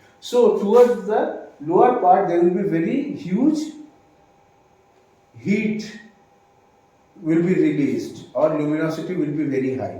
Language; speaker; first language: English; non-native, local second language; Bangla